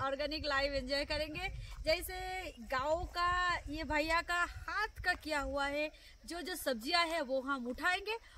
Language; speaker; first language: Hindi; non-native, local second language; Bangla